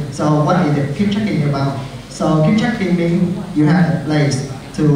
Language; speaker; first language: English; non-native, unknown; Vietnamese